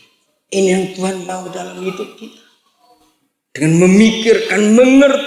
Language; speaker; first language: Indonesian; native; Indonesian